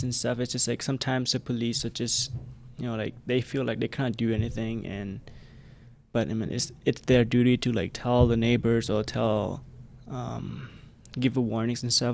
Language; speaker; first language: English; non-native, fluent; Khmer